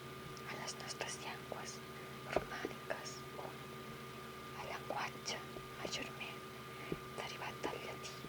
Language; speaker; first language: Catalan; non-native, local second language; Spanish